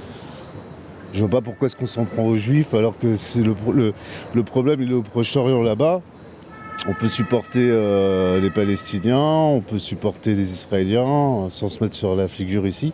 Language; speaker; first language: French; native; French